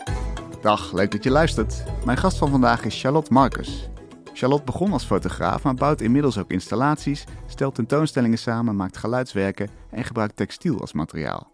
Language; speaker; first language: Dutch; native; Dutch